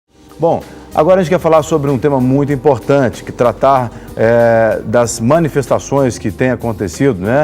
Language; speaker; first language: Portuguese; native; Portuguese